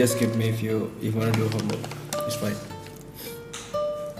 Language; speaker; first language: English; non-native, learner; Indonesian